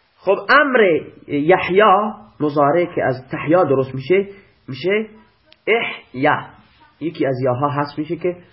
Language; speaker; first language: Persian; non-native, local second language; Baluchi